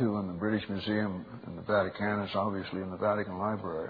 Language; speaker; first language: English; native; English